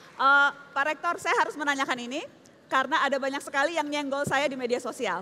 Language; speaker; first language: Indonesian; native; Indonesian